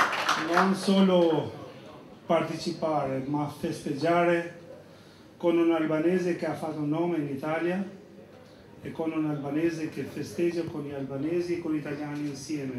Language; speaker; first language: Italian; non-native, fluent; Albanian